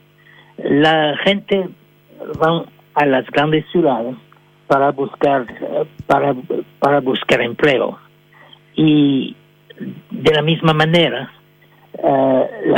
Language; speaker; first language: Spanish; non-native, fluent; French